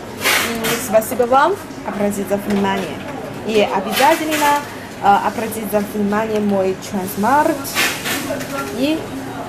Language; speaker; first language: Russian; non-native, learner; Chinese